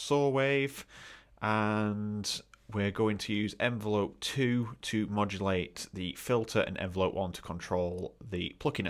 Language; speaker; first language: English; native; English